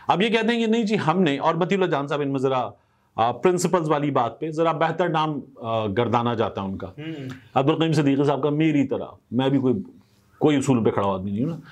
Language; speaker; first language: Urdu; native; Urdu